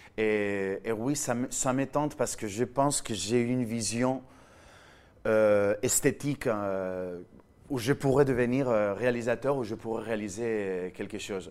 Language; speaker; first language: French; non-native, fluent; Spanish